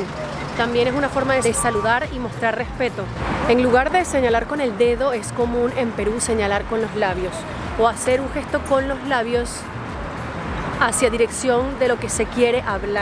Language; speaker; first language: Spanish; native; Spanish